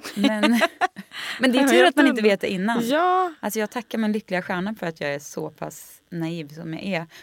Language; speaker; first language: Swedish; native; Swedish